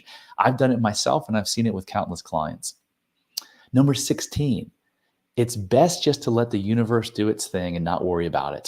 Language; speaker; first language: English; native; English